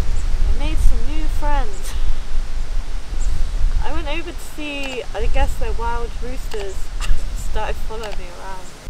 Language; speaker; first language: English; native; English